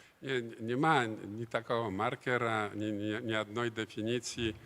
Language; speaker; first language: Polish; non-native, learner; Belarusian